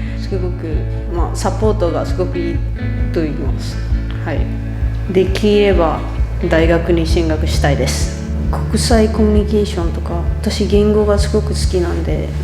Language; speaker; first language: Japanese; non-native, fluent; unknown